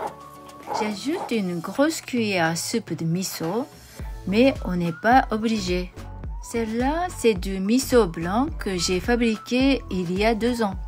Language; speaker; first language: French; non-native, fluent; Japanese